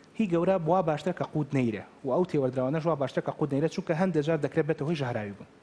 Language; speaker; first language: Central Kurdish; native; Central Kurdish